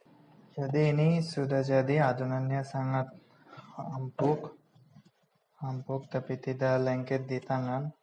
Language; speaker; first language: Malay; non-native, local second language; Bangla